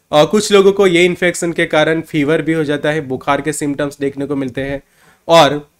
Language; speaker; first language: Hindi; non-native, local second language; Gujarati